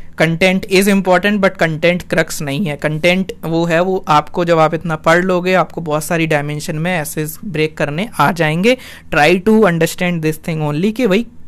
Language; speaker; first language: Hindi; native; Hindi